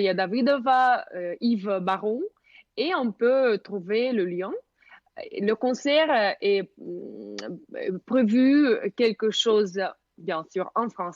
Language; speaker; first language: French; non-native, fluent; Russian